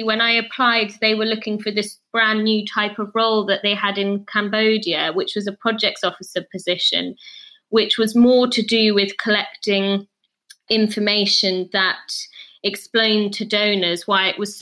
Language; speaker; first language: English; native; English